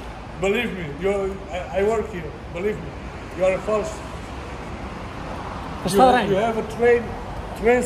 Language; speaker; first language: English; non-native, learner; German